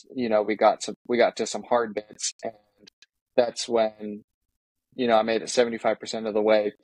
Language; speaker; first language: English; native; English